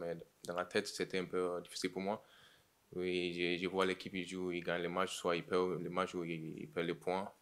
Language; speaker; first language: French; non-native, learner; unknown